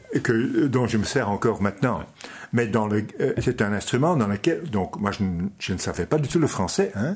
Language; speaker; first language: French; non-native, local second language; Dutch